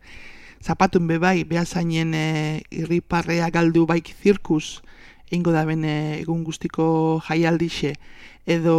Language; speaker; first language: Basque; native; Basque